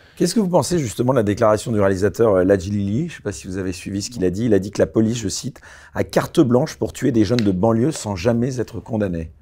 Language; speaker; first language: French; native; French